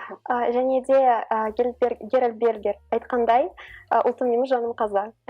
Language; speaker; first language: Kazakh; non-native, local second language; Russian